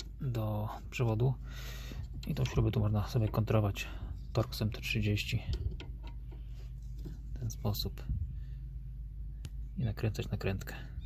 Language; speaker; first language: Polish; native; Polish